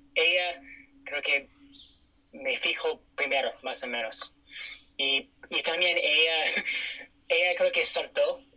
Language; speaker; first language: Spanish; non-native, fluent; English